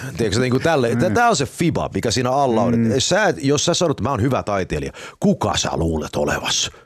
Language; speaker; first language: Finnish; non-native, fluent; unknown